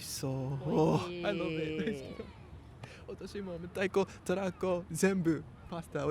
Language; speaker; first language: Japanese; non-native, learner; English